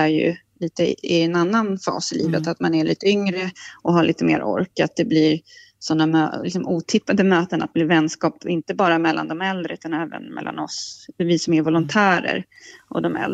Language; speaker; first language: Swedish; native; Swedish